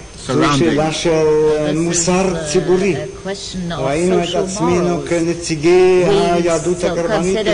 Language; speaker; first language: Hebrew; non-native, fluent; German